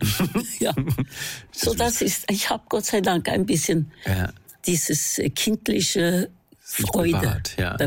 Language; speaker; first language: German; non-native, fluent; Norwegian